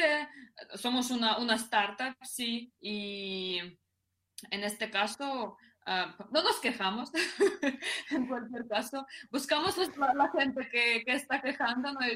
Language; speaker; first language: Spanish; non-native, fluent; Russian